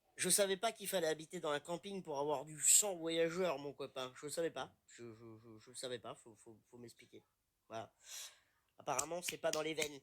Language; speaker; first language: French; native; French